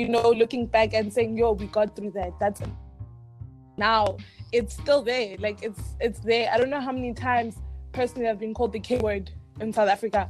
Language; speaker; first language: English; non-native, local second language; Zulu